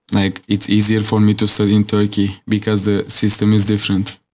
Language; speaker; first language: English; non-native, fluent; Turkish